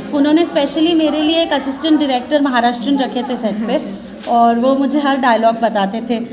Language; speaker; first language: Hindi; native; Hindi